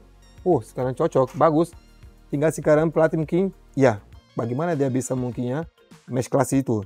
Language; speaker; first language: Indonesian; non-native, fluent; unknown